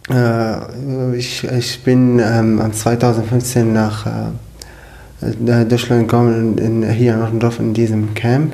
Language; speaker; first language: German; non-native, learner; Arabic